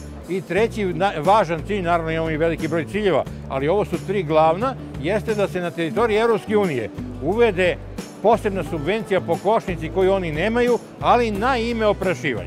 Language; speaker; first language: Serbian; native; Serbian